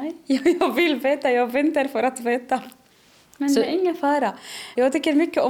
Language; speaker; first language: Swedish; non-native, learner; Arabic